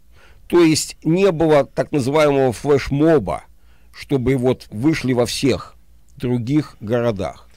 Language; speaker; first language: Russian; native; Russian